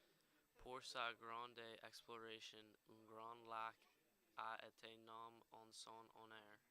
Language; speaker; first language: French; non-native, learner; English